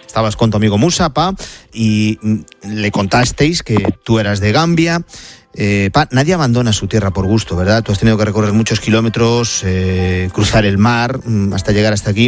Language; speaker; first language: Spanish; native; Spanish